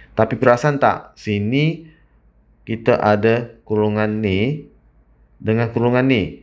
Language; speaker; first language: Malay; non-native, local second language; Chinese